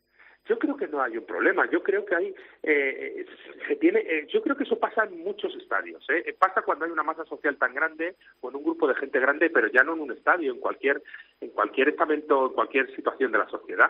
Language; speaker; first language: Spanish; native; Spanish